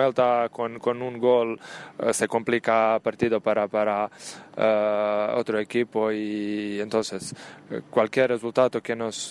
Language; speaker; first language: Spanish; non-native, learner; Serbian